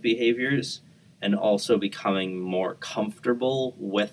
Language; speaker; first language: English; native; English